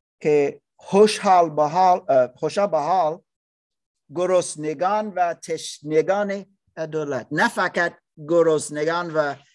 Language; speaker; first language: Persian; non-native, learner; English